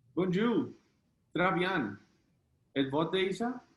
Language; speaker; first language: French; non-native, learner; Spanish